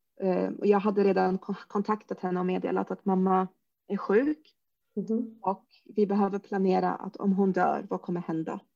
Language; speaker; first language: Swedish; early bilingual, other home language; Arabic